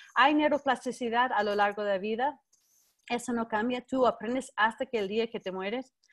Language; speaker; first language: Spanish; non-native, fluent; English